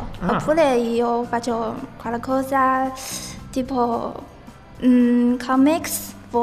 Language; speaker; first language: Italian; non-native, learner; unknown